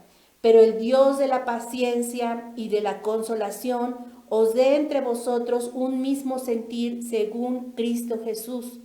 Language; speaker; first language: Spanish; native; Spanish